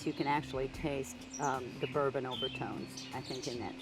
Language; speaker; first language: English; native; English